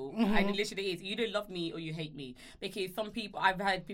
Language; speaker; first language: English; non-native, local second language; Yoruba